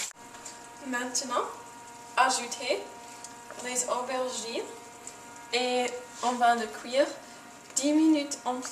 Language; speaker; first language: French; non-native, learner; English